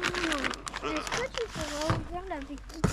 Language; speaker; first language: French; native; French